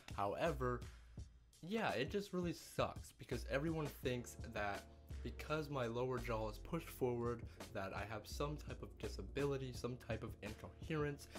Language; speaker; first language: English; native; English